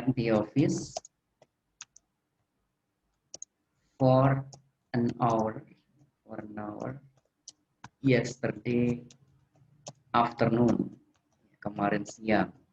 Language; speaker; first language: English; non-native, fluent; Indonesian